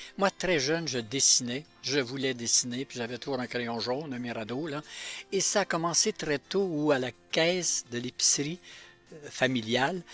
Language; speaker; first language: French; native; French